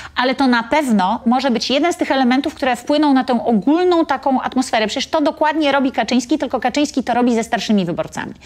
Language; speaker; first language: Polish; native; Polish